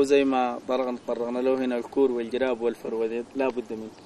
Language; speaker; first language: Arabic; native; Arabic